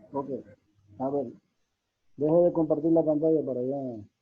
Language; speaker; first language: Spanish; native; Spanish